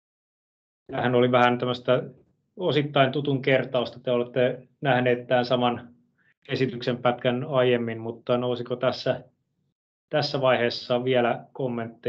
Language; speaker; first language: Finnish; native; Finnish